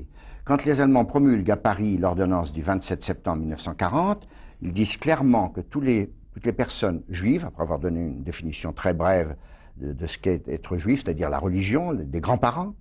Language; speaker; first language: French; native; French